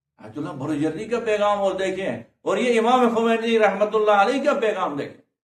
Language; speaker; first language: Urdu; non-native, local second language; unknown